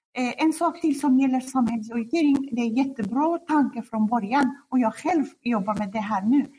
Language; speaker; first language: Swedish; non-native, fluent; Kurdish